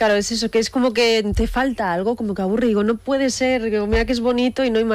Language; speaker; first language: Spanish; native; Spanish